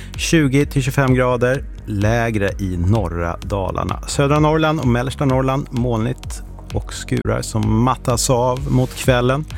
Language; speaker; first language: Swedish; native; Swedish